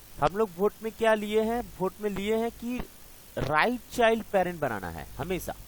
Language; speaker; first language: Hindi; non-native, local second language; Bangla